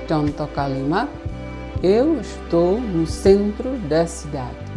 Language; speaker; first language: Portuguese; non-native, fluent; Indonesian